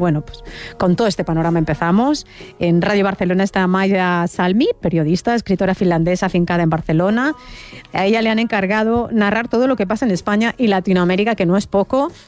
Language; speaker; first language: Spanish; native; Spanish